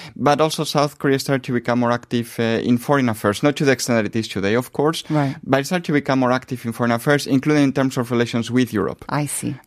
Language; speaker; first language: English; non-native, fluent; Spanish